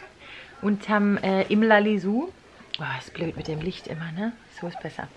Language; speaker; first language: German; native; German